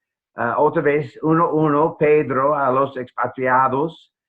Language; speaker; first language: Spanish; non-native, fluent; English